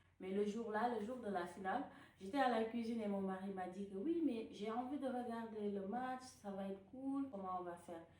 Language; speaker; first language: French; non-native, local second language; Wolof